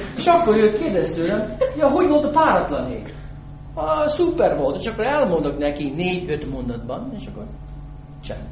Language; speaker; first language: Hungarian; non-native, fluent; English